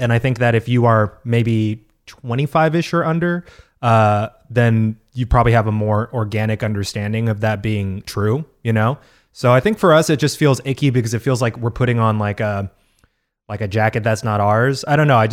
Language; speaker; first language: English; native; English